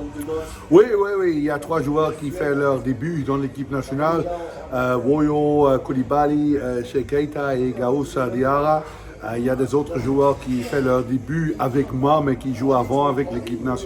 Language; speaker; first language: French; non-native, fluent; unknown